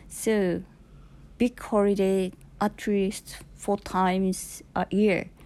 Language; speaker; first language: English; non-native, learner; Japanese